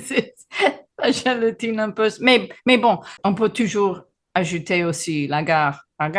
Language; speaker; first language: French; non-native, fluent; English